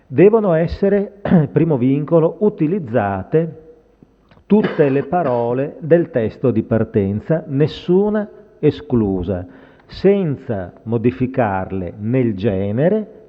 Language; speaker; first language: Italian; native; Italian